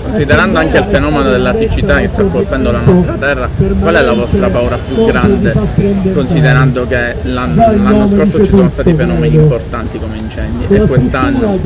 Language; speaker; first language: Italian; native; Italian